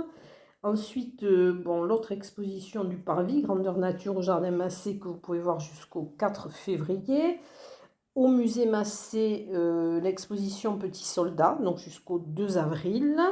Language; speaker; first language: French; native; French